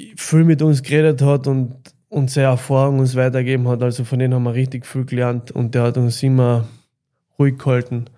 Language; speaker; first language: German; native; German